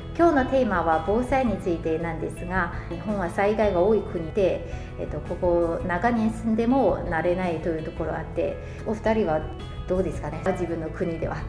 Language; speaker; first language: Japanese; non-native, fluent; Chinese